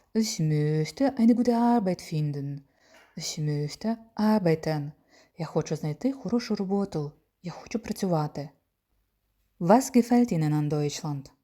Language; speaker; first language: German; non-native, fluent; Ukrainian